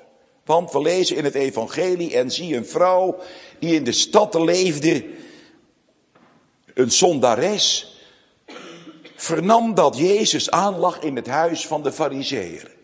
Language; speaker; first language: Dutch; native; Dutch